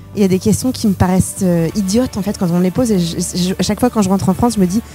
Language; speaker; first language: French; native; French